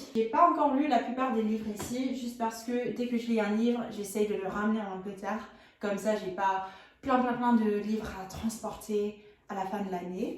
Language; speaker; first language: French; non-native, fluent; English